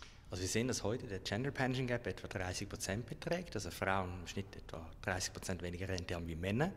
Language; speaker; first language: German; native; German